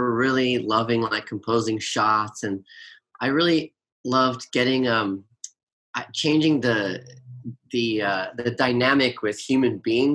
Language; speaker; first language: English; native; English